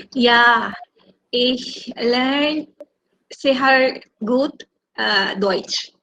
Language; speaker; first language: German; non-native, learner; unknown